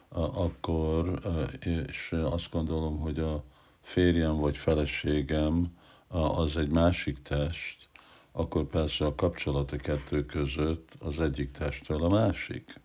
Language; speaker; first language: Hungarian; non-native, fluent; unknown